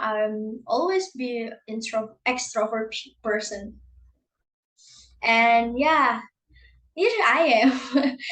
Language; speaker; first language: English; non-native, learner; Indonesian